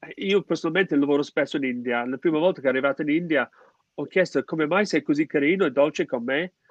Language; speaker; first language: Italian; non-native, fluent; English